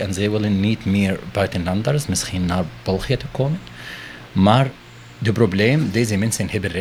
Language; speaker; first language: Dutch; non-native, learner; Arabic